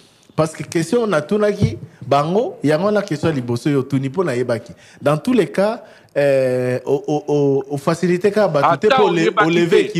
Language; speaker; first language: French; non-native, local second language; Lingala